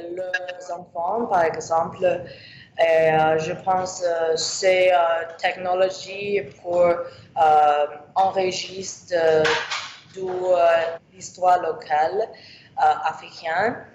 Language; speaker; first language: French; non-native, learner; English